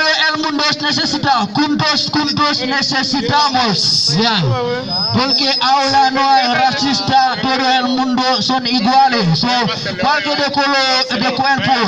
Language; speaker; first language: Spanish; non-native, learner; Haitian Creole